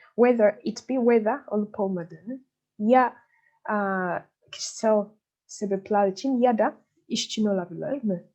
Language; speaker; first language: Turkish; non-native, learner; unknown